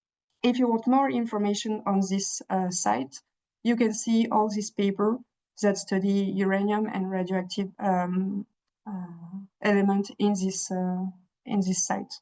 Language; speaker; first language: English; non-native, fluent; French